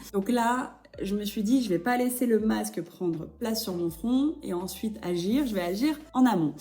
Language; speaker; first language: French; native; French